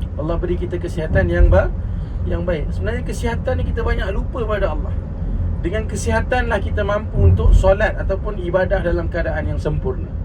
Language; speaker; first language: Malay; native; Malay